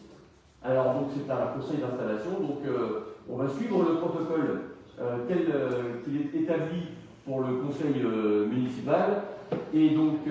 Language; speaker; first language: French; native; French